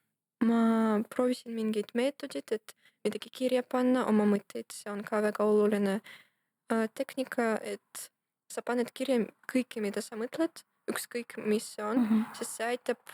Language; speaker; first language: Estonian; non-native, local second language; Russian